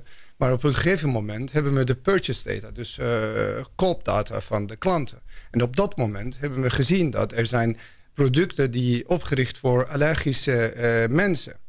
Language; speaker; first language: Dutch; non-native, fluent; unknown